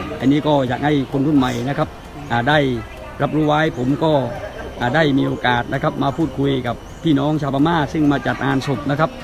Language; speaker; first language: Thai; native; Thai